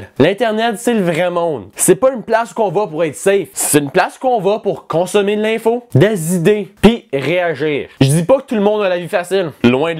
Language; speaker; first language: French; native; French